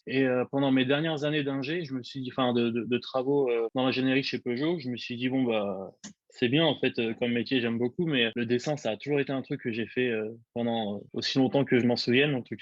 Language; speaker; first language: French; native; French